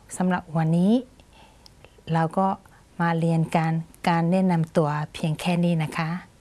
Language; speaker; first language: Thai; native; Thai